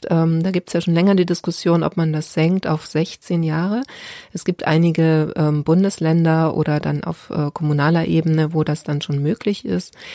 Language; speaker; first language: German; native; German